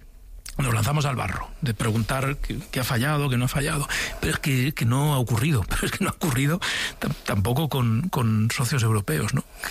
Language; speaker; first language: Spanish; native; Spanish